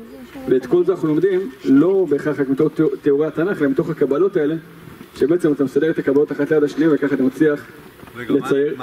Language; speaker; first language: Hebrew; native; Hebrew